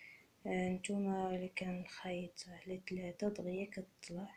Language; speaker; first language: Arabic; native; Arabic